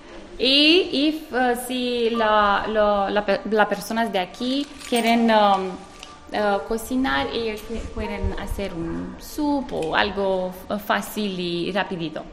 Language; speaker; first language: Spanish; non-native, learner; Romanian